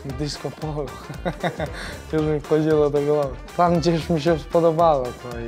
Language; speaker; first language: Polish; non-native, fluent; Serbian